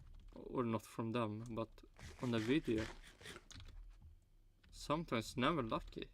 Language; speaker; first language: English; non-native, fluent; Swedish